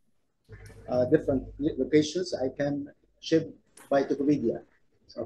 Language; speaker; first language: English; non-native, fluent; Arabic